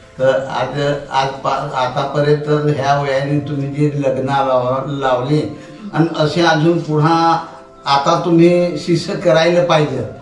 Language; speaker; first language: Marathi; non-native, local second language; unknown